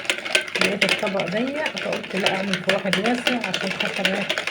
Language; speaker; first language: Arabic; native; Arabic